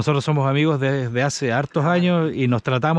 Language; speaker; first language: Spanish; native; Spanish